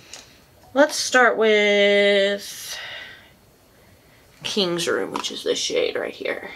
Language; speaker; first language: English; native; English